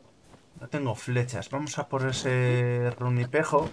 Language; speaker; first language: Spanish; native; Spanish